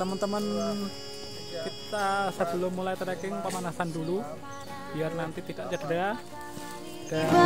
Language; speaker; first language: Indonesian; native; Indonesian